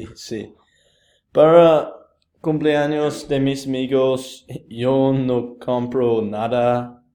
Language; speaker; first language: Spanish; non-native, learner; English